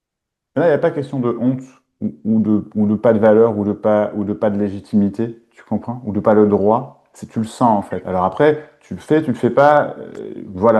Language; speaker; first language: French; native; French